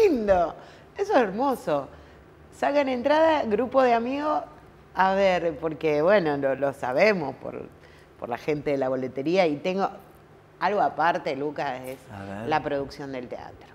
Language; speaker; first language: Spanish; native; Spanish